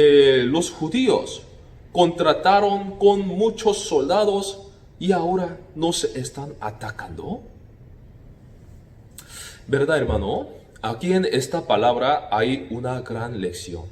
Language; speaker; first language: Spanish; non-native, fluent; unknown